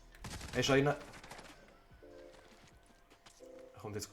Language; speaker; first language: German; native; German